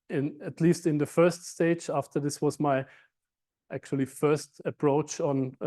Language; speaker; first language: English; non-native, fluent; German